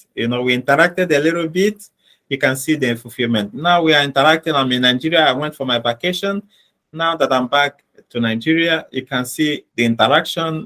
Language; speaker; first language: English; non-native, local second language; Igbo